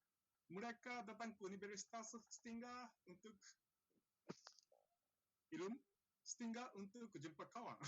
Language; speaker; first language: Indonesian; non-native, learner; Japanese